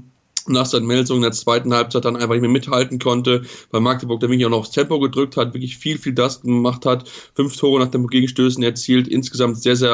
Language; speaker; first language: German; native; German